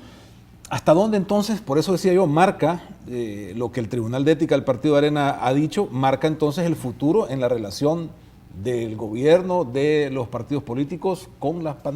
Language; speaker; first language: Spanish; native; Spanish